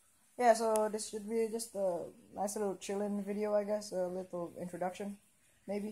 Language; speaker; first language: English; non-native, local second language; Indonesian